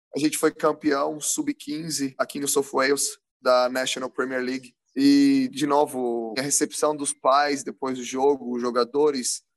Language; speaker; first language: Portuguese; native; Portuguese